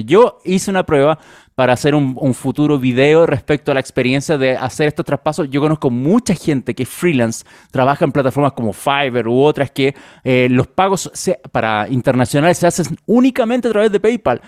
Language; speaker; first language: Spanish; native; Spanish